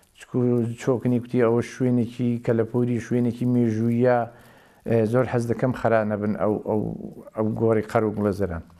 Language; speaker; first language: Central Kurdish; native; Central Kurdish